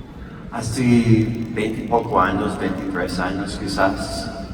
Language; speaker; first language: Spanish; non-native, learner; English